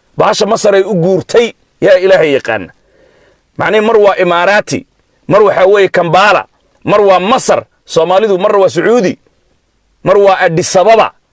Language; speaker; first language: Somali; native; Somali